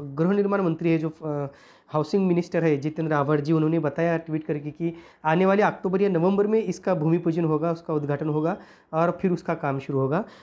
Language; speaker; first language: Hindi; non-native, local second language; Marathi